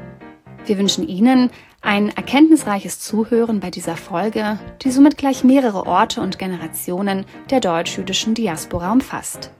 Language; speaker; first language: German; native; German